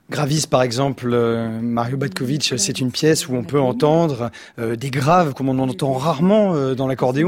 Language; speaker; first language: French; native; French